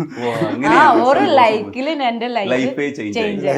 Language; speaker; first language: Malayalam; non-native, learner; Nepali